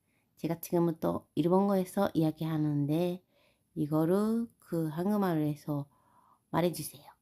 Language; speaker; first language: Korean; non-native, learner; Japanese